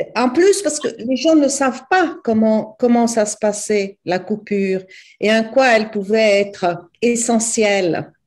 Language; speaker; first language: French; non-native, fluent; Portuguese